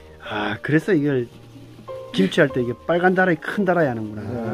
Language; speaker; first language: Korean; native; Korean